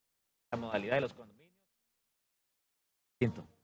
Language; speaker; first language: Spanish; native; Spanish